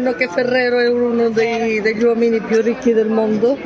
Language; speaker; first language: Italian; native; Italian